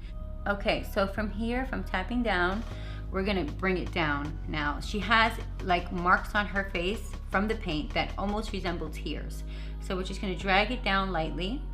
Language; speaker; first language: English; native; English